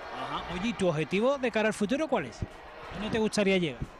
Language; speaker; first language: Spanish; native; Spanish